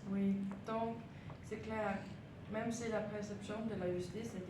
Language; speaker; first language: French; non-native, learner; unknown